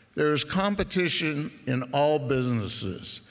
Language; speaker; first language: English; native; English